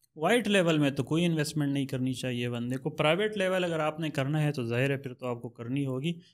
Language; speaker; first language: Urdu; non-native, local second language; Pashto